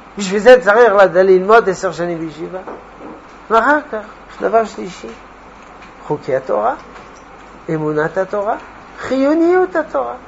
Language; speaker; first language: Hebrew; non-native, fluent; French